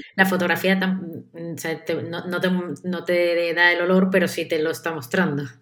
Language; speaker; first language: Spanish; native; Spanish